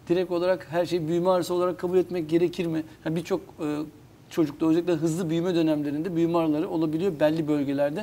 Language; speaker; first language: Turkish; native; Turkish